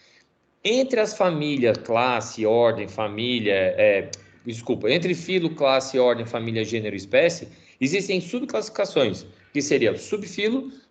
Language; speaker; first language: Portuguese; native; Portuguese